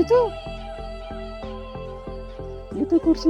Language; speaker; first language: Malay; native; Malay